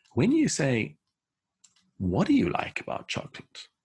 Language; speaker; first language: English; native; English